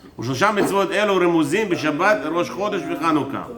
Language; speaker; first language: Hebrew; early bilingual, heritage; English